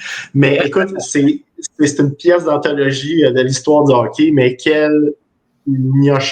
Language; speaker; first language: French; native; French